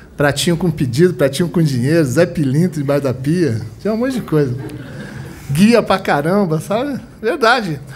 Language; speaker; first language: Portuguese; native; Portuguese